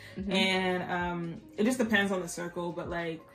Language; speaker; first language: English; native; English